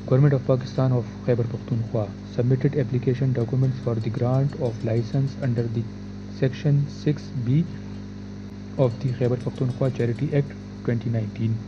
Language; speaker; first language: English; non-native, local second language; Urdu